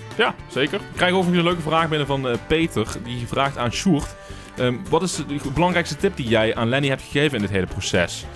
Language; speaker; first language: Dutch; native; Dutch